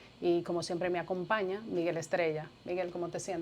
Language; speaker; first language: Spanish; native; Spanish